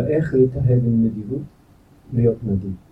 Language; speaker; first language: Hebrew; non-native, fluent; English